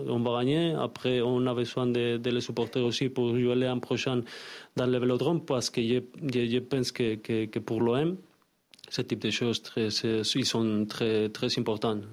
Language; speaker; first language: French; non-native, learner; Spanish